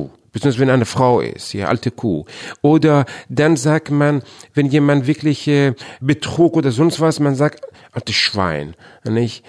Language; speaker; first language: German; non-native, fluent; Persian